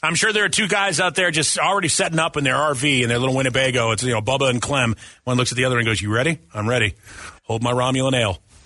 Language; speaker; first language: English; native; English